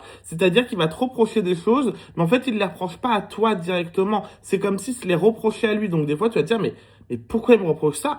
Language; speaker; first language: French; native; French